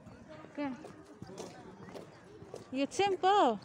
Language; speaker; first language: Hebrew; non-native, learner; Filipino